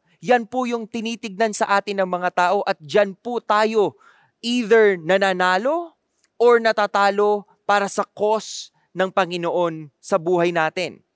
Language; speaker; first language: Filipino; native; Filipino